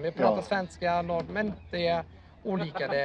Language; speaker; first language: Swedish; non-native, learner; Italian